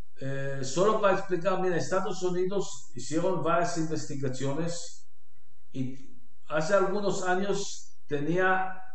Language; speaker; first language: Spanish; non-native, learner; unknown